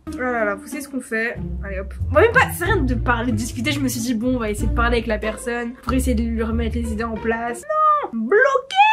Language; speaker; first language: French; native; French